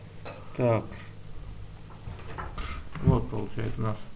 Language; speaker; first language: Russian; native; Russian